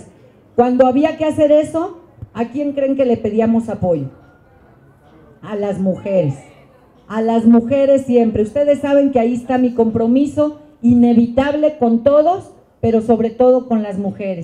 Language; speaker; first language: Spanish; native; Spanish